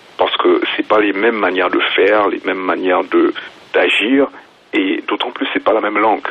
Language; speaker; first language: French; native; French